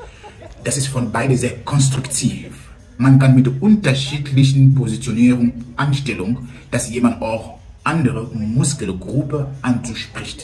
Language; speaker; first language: German; non-native, learner; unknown